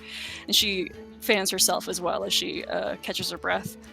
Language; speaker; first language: English; native; English